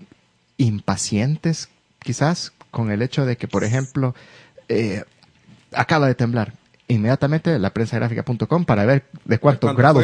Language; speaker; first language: Spanish; native; Spanish